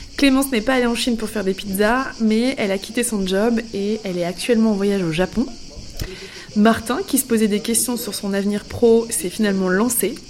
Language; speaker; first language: French; native; French